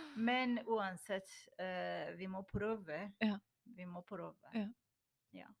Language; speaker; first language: Norwegian; non-native, learner; Persian